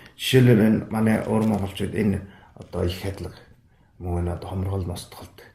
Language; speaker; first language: Mongolian; native; Mongolian